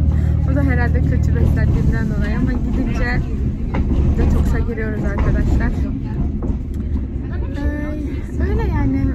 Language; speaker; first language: Turkish; early bilingual, heritage; Turkish